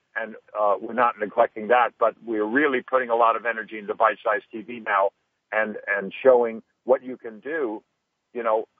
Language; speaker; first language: English; native; English